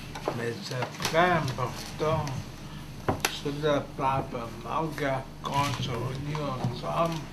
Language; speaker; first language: French; non-native, fluent; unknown